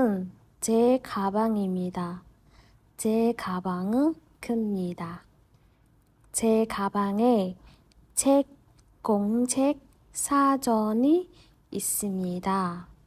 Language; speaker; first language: Korean; non-native, fluent; Burmese